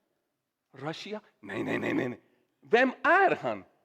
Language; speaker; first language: Swedish; non-native, learner; Urdu